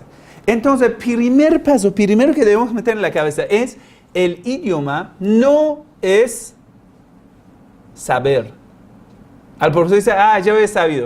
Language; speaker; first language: Spanish; non-native, fluent; Persian